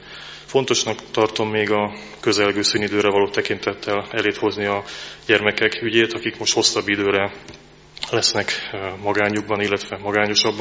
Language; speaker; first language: Hungarian; native; Hungarian